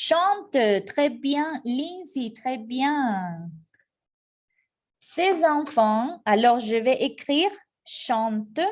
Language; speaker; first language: French; non-native, fluent; Spanish